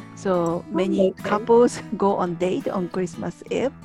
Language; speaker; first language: English; non-native, learner; Japanese